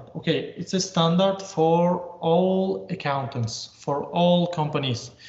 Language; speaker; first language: English; non-native, fluent; Uzbek